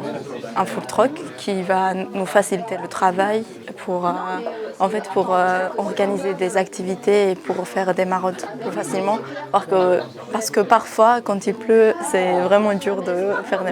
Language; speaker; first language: French; non-native, fluent; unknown